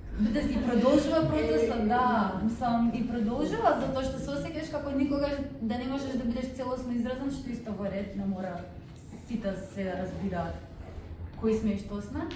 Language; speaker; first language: Macedonian; early bilingual, heritage; Macedonian